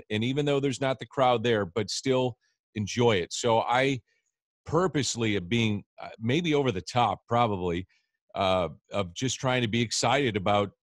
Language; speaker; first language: English; native; English